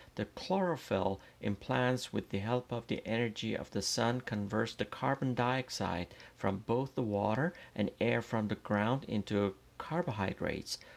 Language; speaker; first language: English; non-native, fluent; Persian